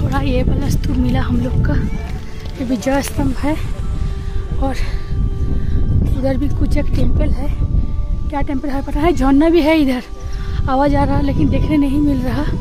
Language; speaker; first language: Hindi; non-native, local second language; Bangla